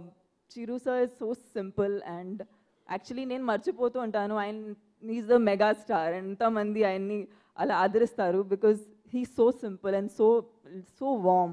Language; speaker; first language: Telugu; non-native, fluent; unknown